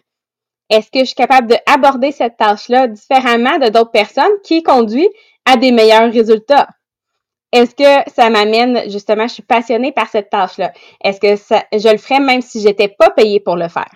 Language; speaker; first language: French; native; French